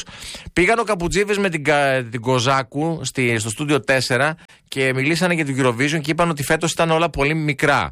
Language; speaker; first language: Greek; native; Greek